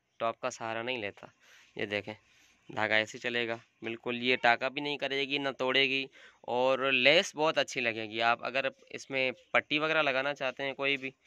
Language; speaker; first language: Urdu; non-native, local second language; Sindhi